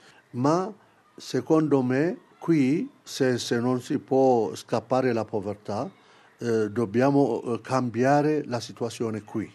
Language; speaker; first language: Italian; non-native, fluent; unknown